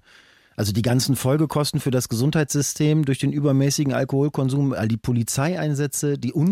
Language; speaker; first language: German; native; German